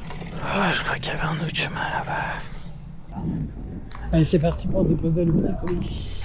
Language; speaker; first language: French; native; French